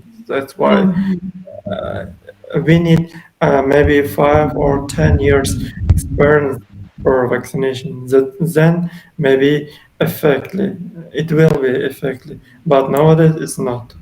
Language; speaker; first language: English; non-native, learner; Uzbek